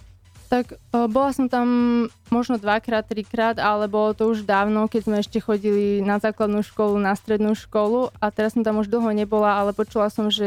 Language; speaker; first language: Slovak; native; Slovak